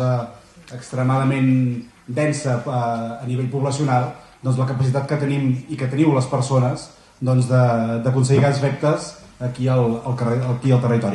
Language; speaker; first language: Catalan; native; Catalan